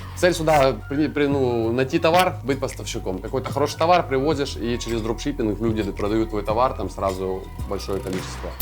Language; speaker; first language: Russian; native; Russian